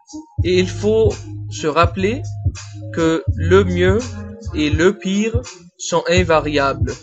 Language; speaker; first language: French; non-native, fluent; English